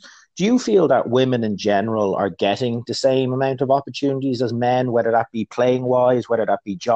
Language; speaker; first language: English; native; English